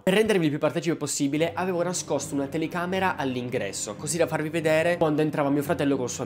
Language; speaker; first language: Italian; native; Italian